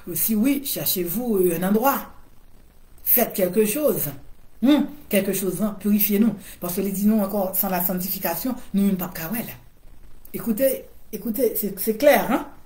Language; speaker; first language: French; non-native, local second language; Haitian Creole